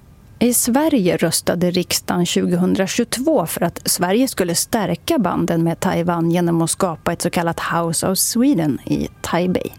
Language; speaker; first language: Swedish; native; Swedish